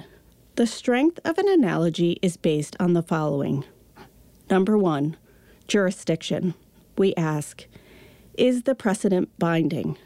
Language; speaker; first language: English; native; English